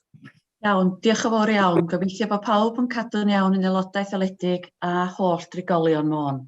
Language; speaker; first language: Welsh; native; Welsh